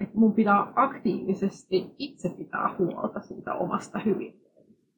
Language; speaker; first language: Finnish; non-native, fluent; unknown